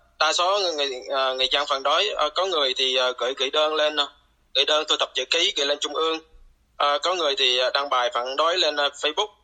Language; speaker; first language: Vietnamese; non-native, local second language; Eastern Cham